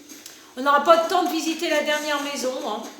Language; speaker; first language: French; native; French